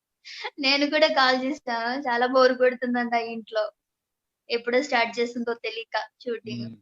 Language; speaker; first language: Telugu; non-native, learner; Malayalam